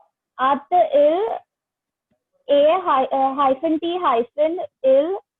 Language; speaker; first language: French; non-native, learner; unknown